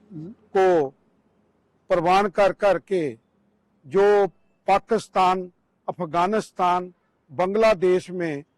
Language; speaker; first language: Hindi; non-native, local second language; Punjabi